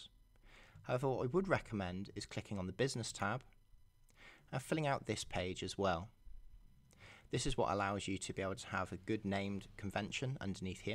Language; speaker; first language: English; native; English